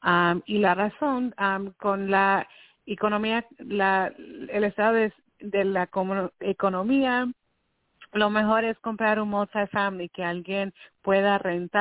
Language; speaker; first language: Spanish; early bilingual, heritage; Spanish